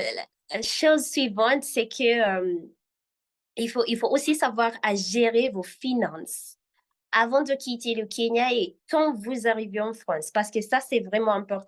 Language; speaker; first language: French; non-native, fluent; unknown